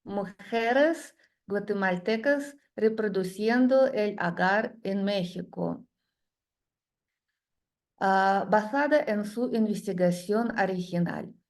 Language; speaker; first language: Spanish; non-native, learner; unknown